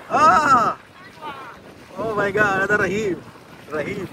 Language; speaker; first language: English; non-native, learner; Filipino